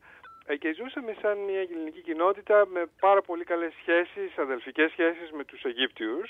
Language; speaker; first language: Greek; early bilingual, heritage; Greek